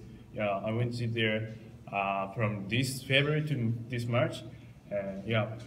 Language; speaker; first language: English; non-native, learner; Japanese